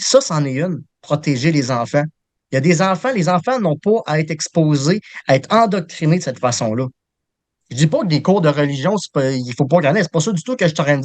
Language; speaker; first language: French; native; French